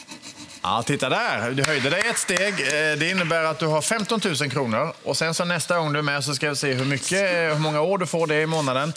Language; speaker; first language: Swedish; native; Swedish